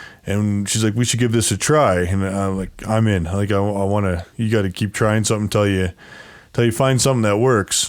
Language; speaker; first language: English; native; English